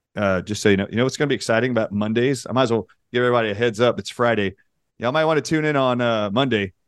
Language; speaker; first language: English; native; English